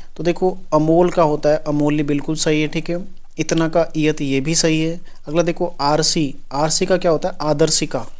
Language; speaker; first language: Hindi; native; Hindi